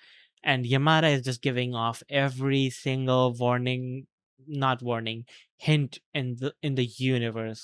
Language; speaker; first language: English; native; English